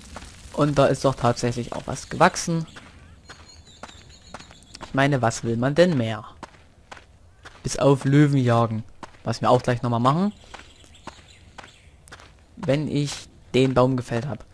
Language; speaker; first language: German; native; German